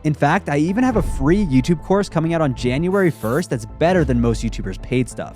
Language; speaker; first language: English; native; English